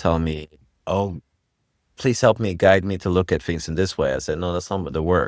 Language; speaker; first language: English; non-native, fluent; Swedish